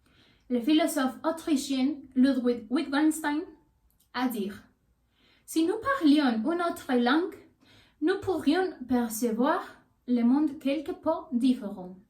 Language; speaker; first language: French; non-native, learner; Spanish